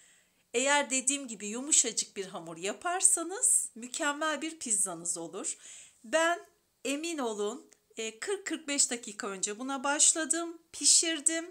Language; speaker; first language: Turkish; native; Turkish